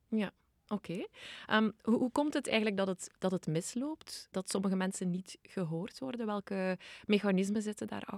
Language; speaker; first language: Dutch; native; Dutch